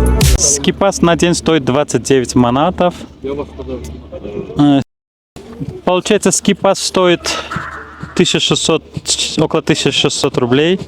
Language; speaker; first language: Russian; native; Russian